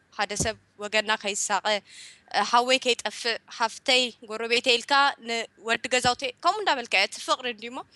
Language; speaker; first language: Tigrinya; early bilingual, heritage; Tigrinya